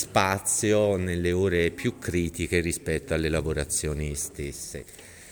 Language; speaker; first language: Italian; native; Italian